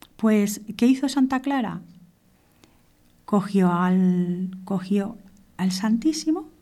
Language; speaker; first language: Spanish; non-native, fluent; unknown